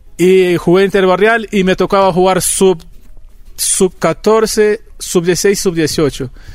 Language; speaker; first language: Spanish; native; Spanish